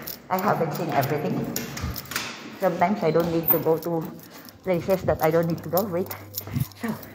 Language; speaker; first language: English; non-native, local second language; Filipino